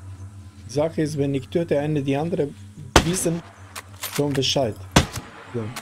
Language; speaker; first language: German; non-native, fluent; Romanian